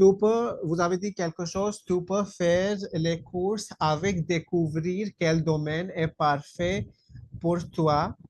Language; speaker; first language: French; non-native, fluent; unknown